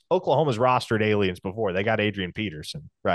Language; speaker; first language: English; native; English